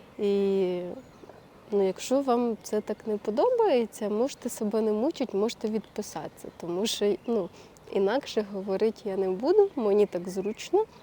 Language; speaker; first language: Ukrainian; native; Ukrainian